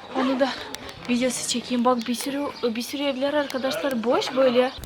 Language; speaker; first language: Turkish; non-native, learner; Russian